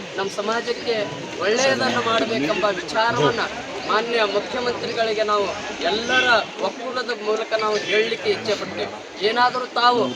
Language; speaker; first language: Kannada; non-native, local second language; Lambadi